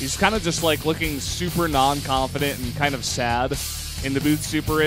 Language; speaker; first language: English; native; English